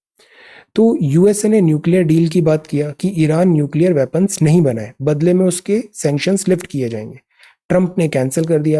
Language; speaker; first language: Hindi; native; Hindi